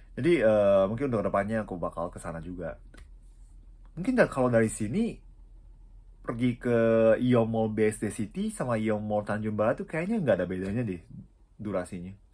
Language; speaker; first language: Indonesian; non-native, fluent; Japanese